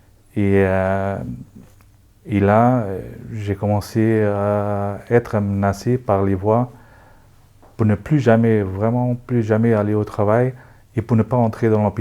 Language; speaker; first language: French; non-native, local second language; Luxembourgish